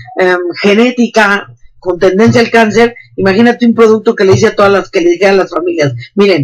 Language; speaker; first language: Spanish; native; Spanish